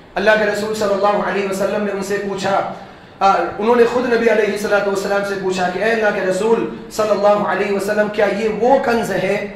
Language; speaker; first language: Urdu; native; Urdu